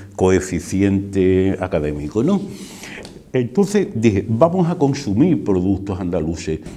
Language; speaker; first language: Spanish; native; Spanish